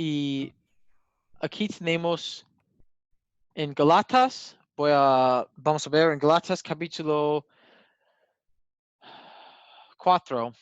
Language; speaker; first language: Spanish; non-native, learner; English